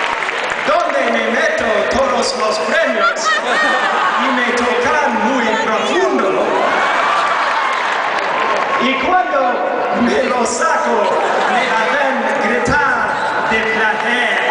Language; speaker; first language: Spanish; non-native, learner; English